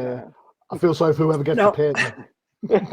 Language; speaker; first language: English; native; English